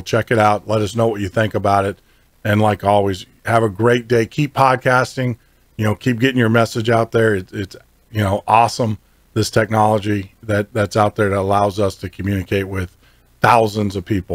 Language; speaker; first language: English; native; English